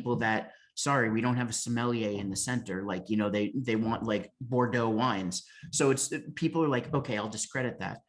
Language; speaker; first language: English; native; English